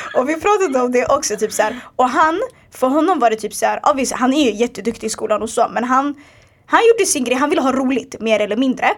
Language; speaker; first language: Swedish; early bilingual, other home language; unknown